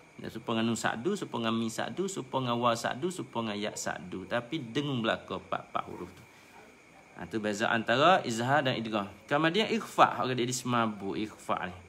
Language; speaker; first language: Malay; native; Malay